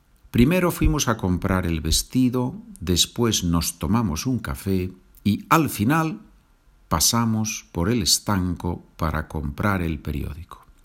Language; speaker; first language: Spanish; native; Spanish